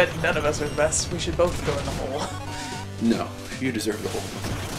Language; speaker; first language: English; native; English